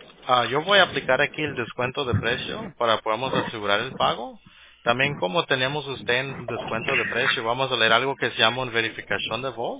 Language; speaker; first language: Spanish; early bilingual, heritage; Spanish